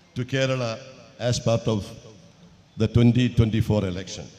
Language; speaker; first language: English; non-native, local second language; Malayalam